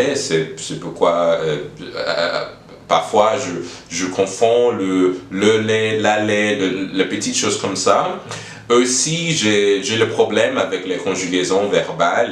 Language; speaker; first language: French; non-native, learner; English